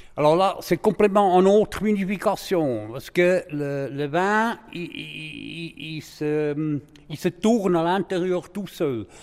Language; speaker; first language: French; non-native, local second language; Swiss German